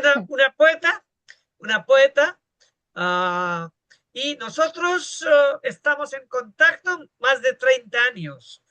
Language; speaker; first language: Spanish; non-native, fluent; Bangla